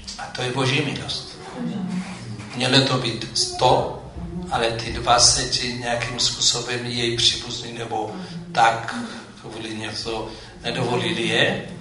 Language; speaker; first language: Czech; non-native, fluent; Amharic